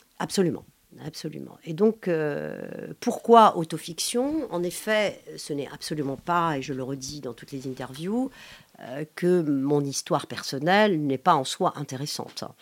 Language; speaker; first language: French; non-native, local second language; Arabic